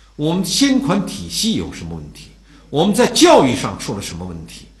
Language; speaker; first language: Chinese; native; Chinese